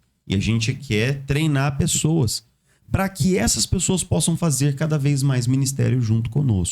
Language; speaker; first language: Portuguese; native; Portuguese